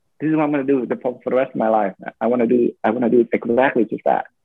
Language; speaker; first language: English; non-native, fluent; Vietnamese